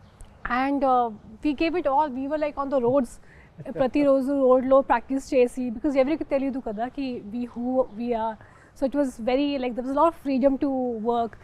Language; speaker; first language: Telugu; non-native, local second language; Hindi